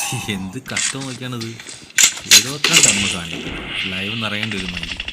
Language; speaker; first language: Malayalam; native; Malayalam